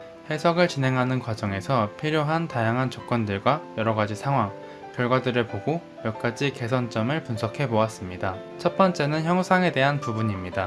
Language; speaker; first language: Korean; native; Korean